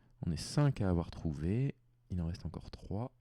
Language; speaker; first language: French; native; French